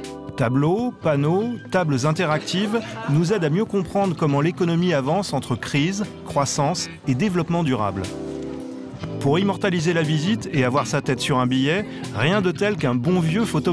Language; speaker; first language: French; native; French